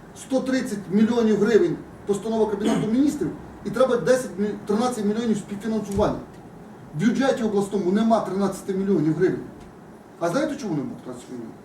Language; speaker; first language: Ukrainian; native; Ukrainian